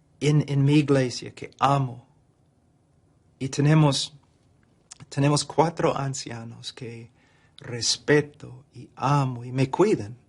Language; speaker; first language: Spanish; non-native, fluent; English